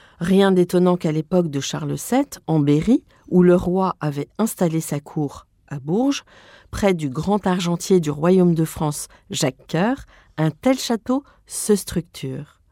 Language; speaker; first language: French; native; French